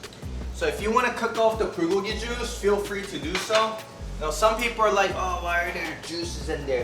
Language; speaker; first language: English; native; English